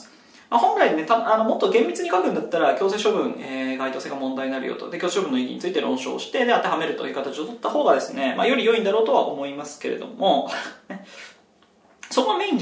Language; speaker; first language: Japanese; native; Japanese